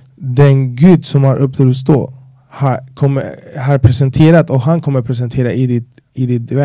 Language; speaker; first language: Swedish; non-native, fluent; Spanish